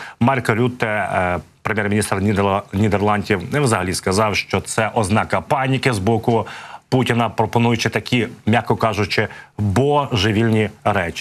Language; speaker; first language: Ukrainian; native; Ukrainian